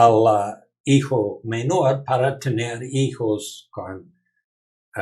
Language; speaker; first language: Spanish; non-native, learner; English